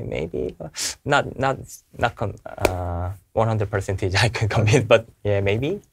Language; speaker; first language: English; non-native, learner; Korean